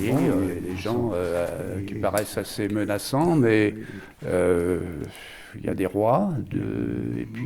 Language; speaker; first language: French; native; French